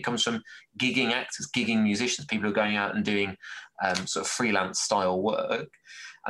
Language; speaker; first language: English; native; English